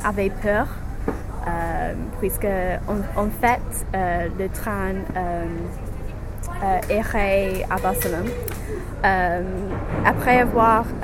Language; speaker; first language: French; non-native, learner; English